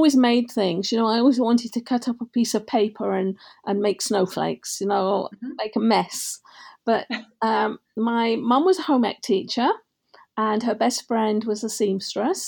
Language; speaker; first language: English; native; English